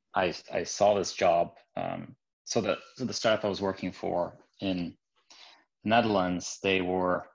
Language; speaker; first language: English; non-native, fluent; Norwegian